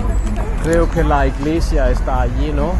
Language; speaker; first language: Spanish; non-native, learner; Danish